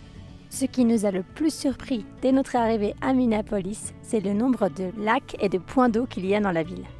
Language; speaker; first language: French; native; French